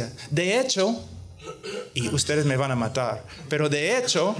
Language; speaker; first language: Spanish; non-native, fluent; English